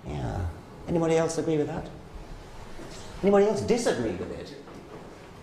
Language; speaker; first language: English; native; English